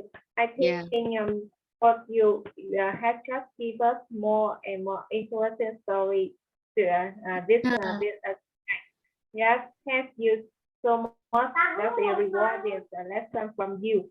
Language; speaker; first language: English; non-native, learner; Vietnamese